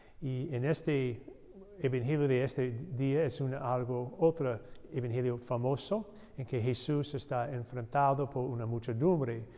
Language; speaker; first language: Spanish; non-native, learner; English